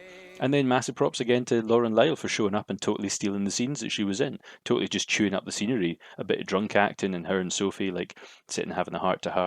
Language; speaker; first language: English; native; English